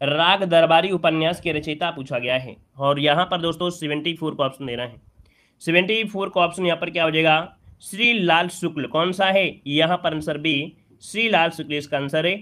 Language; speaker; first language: Hindi; native; Hindi